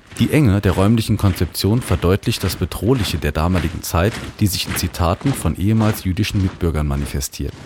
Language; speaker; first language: German; native; German